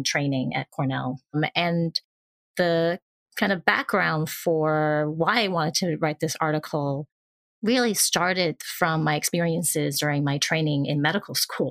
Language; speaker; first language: English; non-native, local second language; Cantonese